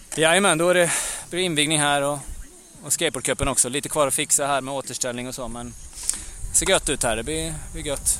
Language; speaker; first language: Swedish; native; Swedish